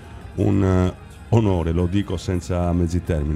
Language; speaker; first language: Italian; native; Italian